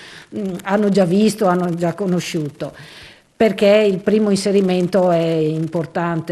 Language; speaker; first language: Italian; native; Italian